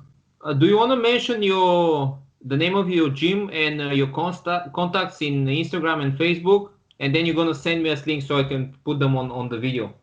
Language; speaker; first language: English; non-native, learner; Japanese